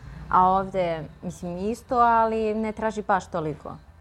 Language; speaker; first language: Croatian; non-native, learner; Chinese